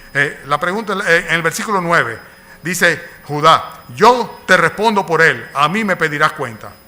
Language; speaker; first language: Spanish; native; Spanish